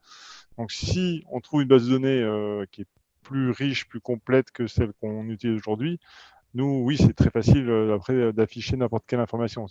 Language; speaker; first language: French; native; French